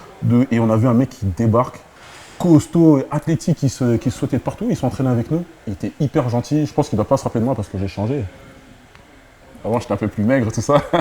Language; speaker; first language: French; native; French